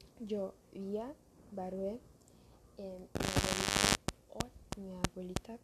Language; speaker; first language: Spanish; non-native, learner; Portuguese